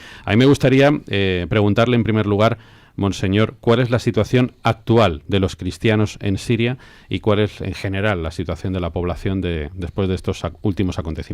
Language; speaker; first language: Spanish; native; Spanish